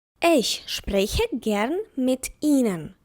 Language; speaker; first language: German; non-native, fluent; Ukrainian